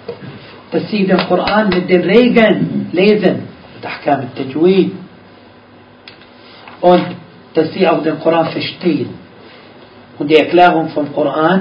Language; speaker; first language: German; non-native, fluent; Arabic